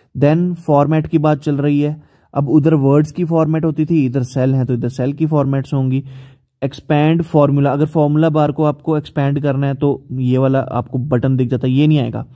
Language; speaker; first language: Hindi; native; Hindi